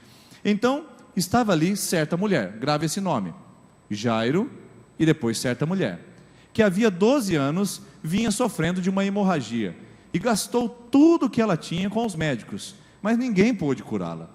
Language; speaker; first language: Portuguese; native; Portuguese